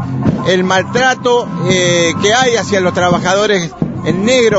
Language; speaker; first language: Spanish; native; Spanish